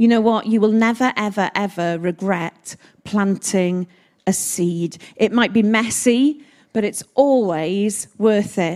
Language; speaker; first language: English; native; English